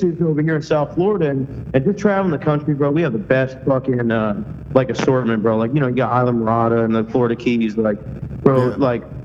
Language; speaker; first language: English; native; English